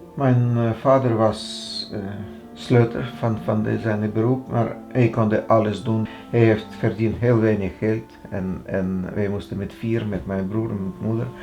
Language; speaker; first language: Dutch; non-native, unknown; Russian